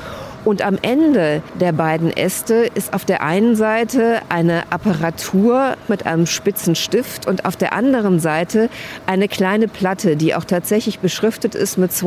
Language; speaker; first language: German; native; German